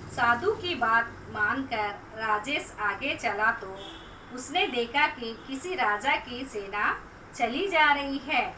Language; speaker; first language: Hindi; non-native, local second language; Telugu